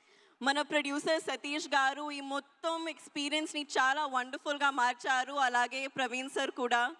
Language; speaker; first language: Telugu; non-native, learner; Hindi